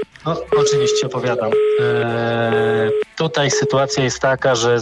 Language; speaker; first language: Polish; native; Polish